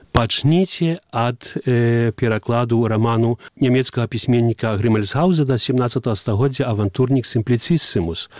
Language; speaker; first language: Belarusian; non-native, fluent; Ukrainian